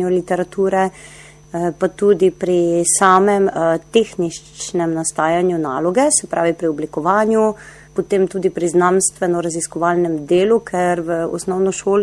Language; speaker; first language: Slovenian; native; Slovenian